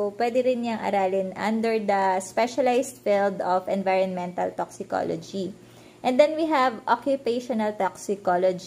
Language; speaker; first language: English; non-native, local second language; Filipino